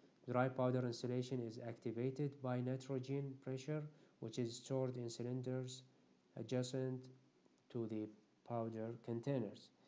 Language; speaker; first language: English; non-native, fluent; Arabic